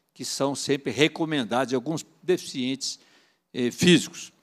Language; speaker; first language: Portuguese; native; Portuguese